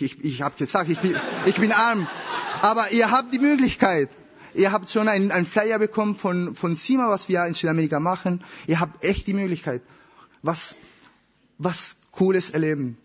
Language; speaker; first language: German; non-native, learner; Spanish